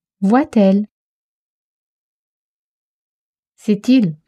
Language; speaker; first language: French; non-native, fluent; Russian